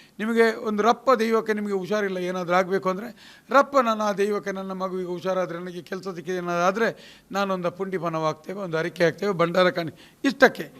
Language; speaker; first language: Kannada; non-native, local second language; Tulu